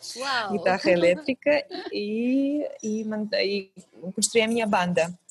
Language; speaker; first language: Portuguese; non-native, fluent; Kazakh